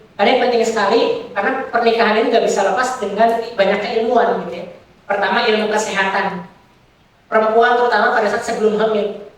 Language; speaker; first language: Indonesian; native; Indonesian